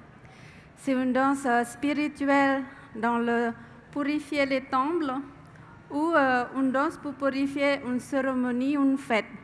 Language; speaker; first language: French; non-native, learner; Indonesian